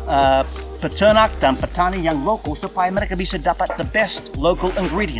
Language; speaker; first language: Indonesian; non-native, fluent; English